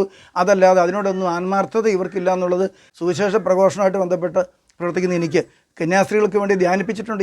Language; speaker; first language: Malayalam; native; Malayalam